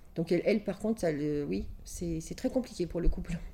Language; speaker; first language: French; native; French